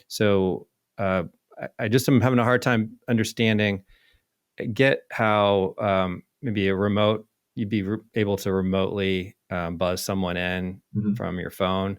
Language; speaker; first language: English; native; English